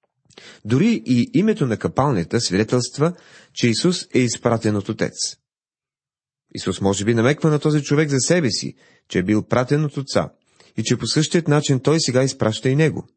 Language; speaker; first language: Bulgarian; native; Bulgarian